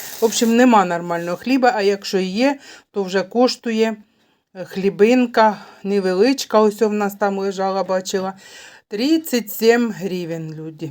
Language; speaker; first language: Ukrainian; native; Ukrainian